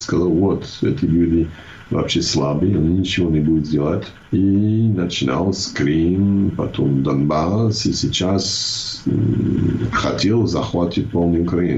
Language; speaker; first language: Russian; non-native, fluent; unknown